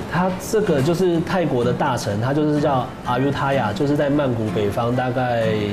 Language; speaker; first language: Chinese; native; Chinese